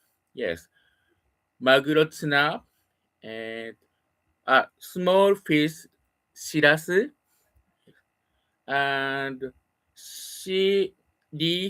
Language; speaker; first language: English; non-native, learner; Japanese